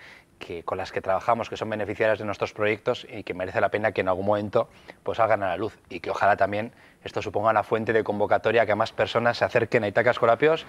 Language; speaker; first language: Spanish; native; Spanish